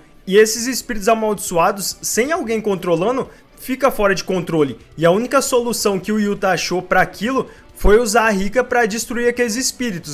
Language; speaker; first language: Portuguese; native; Portuguese